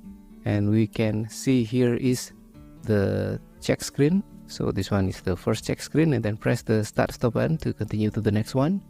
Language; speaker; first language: English; non-native, fluent; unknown